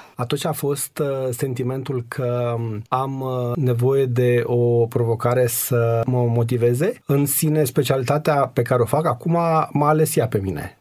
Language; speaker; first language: Romanian; native; Romanian